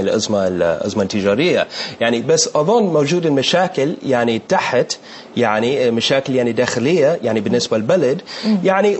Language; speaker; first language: Arabic; non-native, learner; English